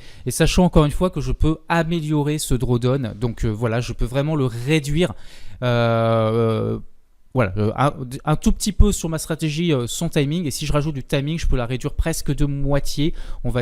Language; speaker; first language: French; native; French